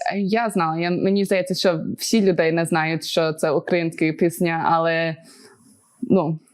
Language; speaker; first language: Ukrainian; early bilingual, heritage; Ukrainian